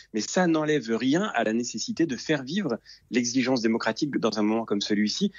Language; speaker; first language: French; native; French